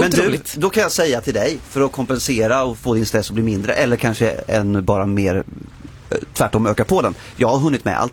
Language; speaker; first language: Swedish; native; Swedish